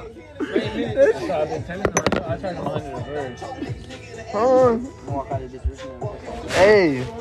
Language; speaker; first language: English; native; English